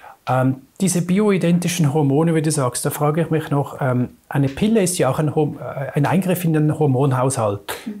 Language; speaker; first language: German; native; German